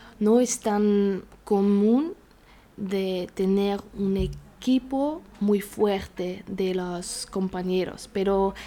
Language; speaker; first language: Spanish; non-native, learner; German